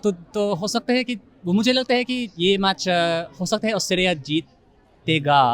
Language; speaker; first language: Hindi; non-native, fluent; English